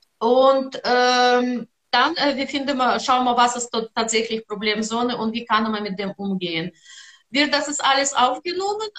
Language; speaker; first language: German; non-native, learner; Russian